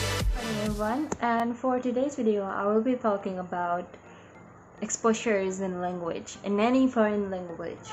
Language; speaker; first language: English; non-native, learner; Indonesian